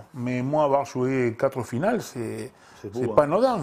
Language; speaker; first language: French; non-native, fluent; Spanish